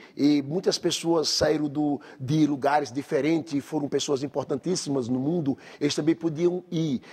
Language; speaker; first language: Portuguese; native; Portuguese